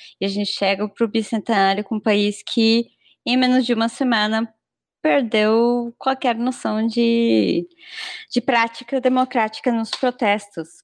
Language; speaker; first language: Portuguese; non-native, fluent; Spanish